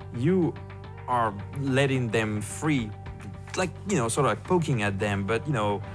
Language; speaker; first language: English; non-native, fluent; French